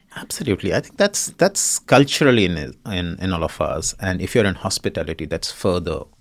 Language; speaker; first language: English; non-native, local second language; Hindi